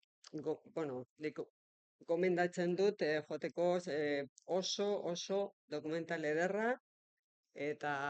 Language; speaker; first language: Basque; non-native, local second language; Spanish